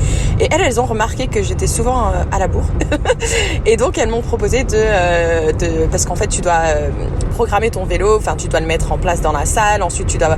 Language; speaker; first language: French; native; French